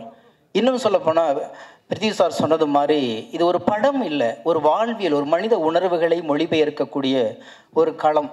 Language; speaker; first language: Tamil; native; Tamil